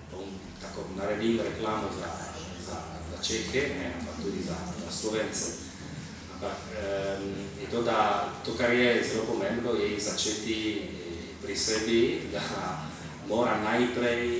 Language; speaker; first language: Slovenian; non-native, fluent; Italian